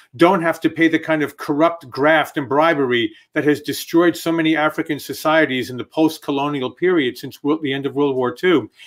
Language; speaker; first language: English; native; English